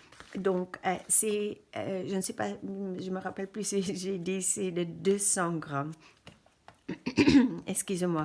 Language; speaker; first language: French; non-native, fluent; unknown